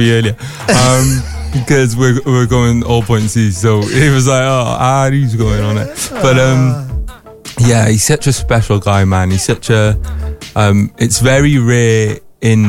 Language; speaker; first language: English; native; English